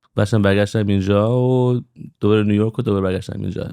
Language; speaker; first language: Persian; early bilingual, heritage; Persian